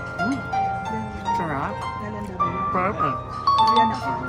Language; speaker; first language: Filipino; native; Filipino